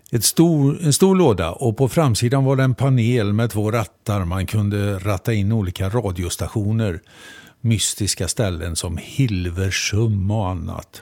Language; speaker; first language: Swedish; native; Swedish